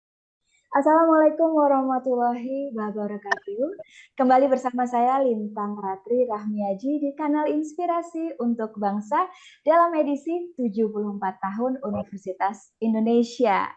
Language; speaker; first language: Indonesian; native; Indonesian